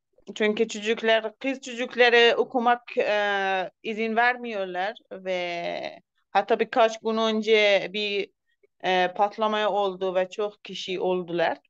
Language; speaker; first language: Turkish; non-native, learner; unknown